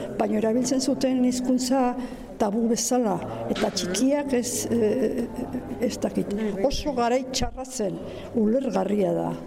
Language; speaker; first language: Basque; non-native, local second language; Spanish